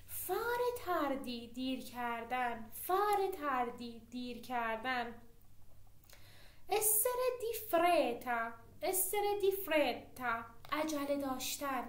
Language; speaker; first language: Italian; non-native, fluent; Persian